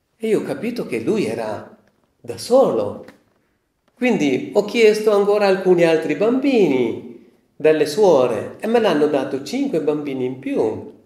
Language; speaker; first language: Italian; non-native, fluent; Malayalam